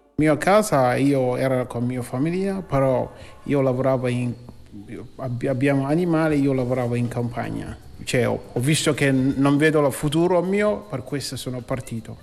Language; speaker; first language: Italian; non-native, learner; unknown